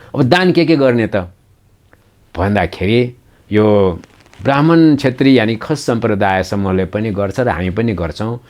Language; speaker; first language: Nepali; non-native, local second language; Newari